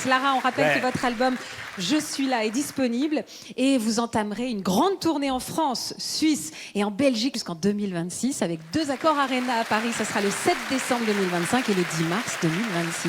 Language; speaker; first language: French; native; French